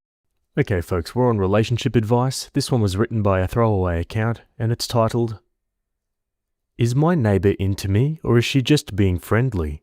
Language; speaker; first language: English; native; English